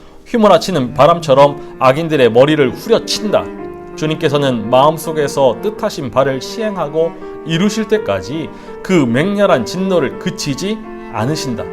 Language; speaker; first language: Korean; native; Korean